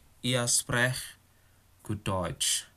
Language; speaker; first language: German; non-native, fluent; Indonesian